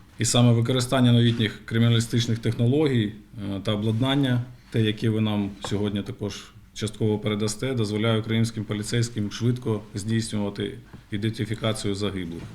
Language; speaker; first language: Ukrainian; native; Ukrainian